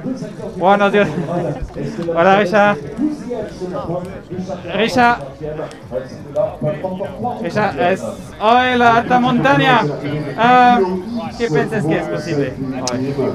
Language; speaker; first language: Spanish; non-native, learner; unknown